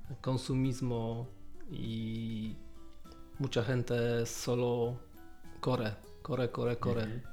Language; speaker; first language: Spanish; non-native, learner; Polish